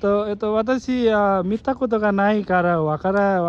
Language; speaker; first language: Japanese; non-native, learner; Nepali